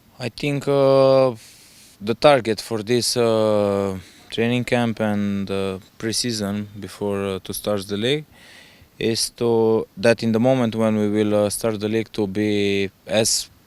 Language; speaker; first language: English; non-native, fluent; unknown